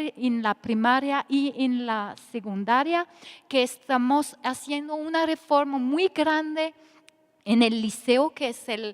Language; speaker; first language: Spanish; non-native, fluent; French